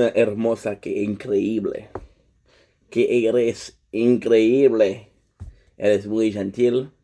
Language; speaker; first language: Spanish; non-native, learner; English